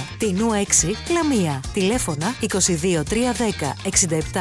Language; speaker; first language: Greek; native; Greek